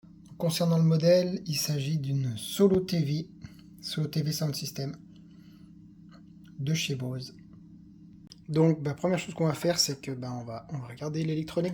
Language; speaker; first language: French; native; French